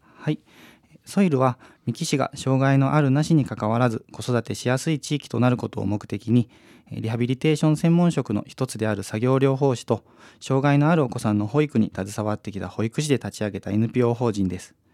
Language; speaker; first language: Japanese; native; Japanese